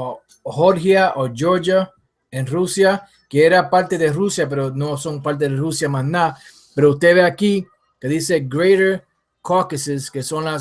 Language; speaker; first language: Spanish; early bilingual, heritage; English